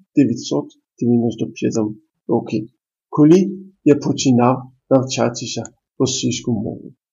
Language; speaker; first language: Ukrainian; non-native, learner; Danish